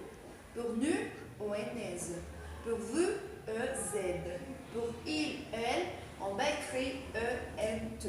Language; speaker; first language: French; non-native, fluent; Spanish